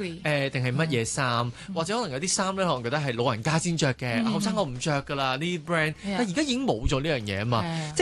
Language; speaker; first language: Cantonese; native; Cantonese